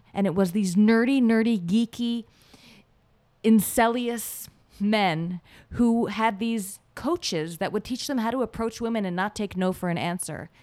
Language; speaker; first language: English; non-native, fluent; Hebrew